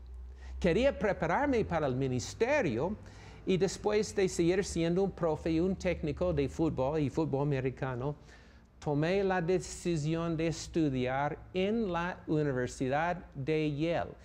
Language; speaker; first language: Spanish; non-native, fluent; English